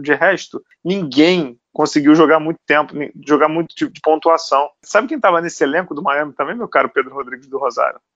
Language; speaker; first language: Portuguese; native; Portuguese